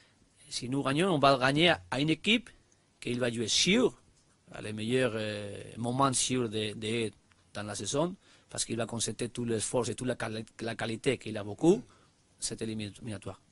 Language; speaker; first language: French; non-native, learner; Spanish